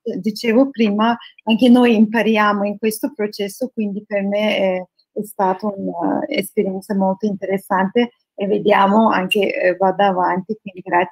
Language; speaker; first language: Italian; non-native, learner; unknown